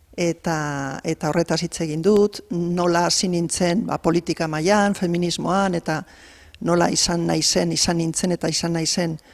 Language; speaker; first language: Basque; non-native, local second language; Spanish